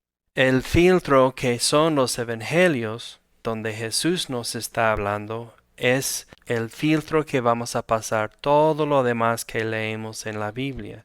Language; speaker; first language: Spanish; non-native, fluent; English